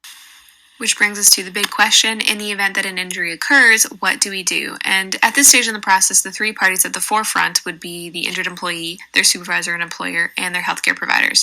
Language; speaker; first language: English; native; English